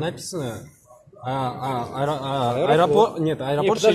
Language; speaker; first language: Russian; non-native, local second language; Kyrgyz